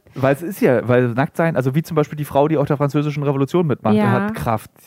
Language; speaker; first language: German; native; German